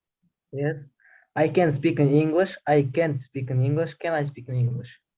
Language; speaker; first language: English; non-native, learner; Kyrgyz